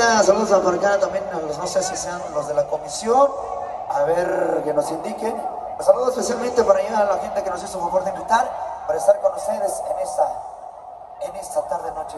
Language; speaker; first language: Spanish; native; Spanish